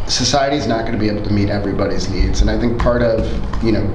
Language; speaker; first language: English; early bilingual, other home language; Spanish